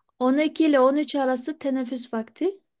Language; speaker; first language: Turkish; non-native, fluent; Kyrgyz